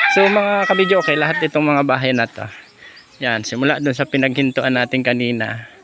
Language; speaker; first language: Filipino; native; Filipino